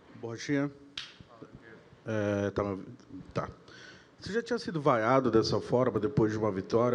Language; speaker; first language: Portuguese; native; Portuguese